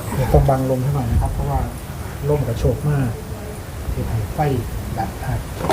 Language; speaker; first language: Thai; native; Thai